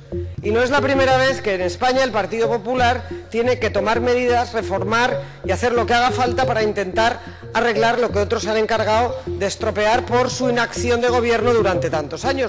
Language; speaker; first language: Spanish; native; Spanish